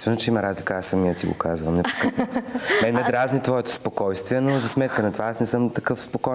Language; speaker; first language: Bulgarian; native; Bulgarian